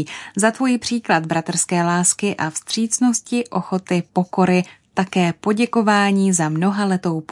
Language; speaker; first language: Czech; native; Czech